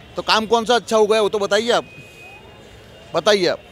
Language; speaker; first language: Hindi; non-native, local second language; Gujarati